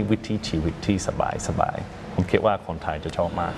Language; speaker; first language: Thai; non-native, fluent; English